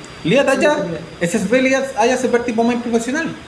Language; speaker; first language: Indonesian; non-native, fluent; Spanish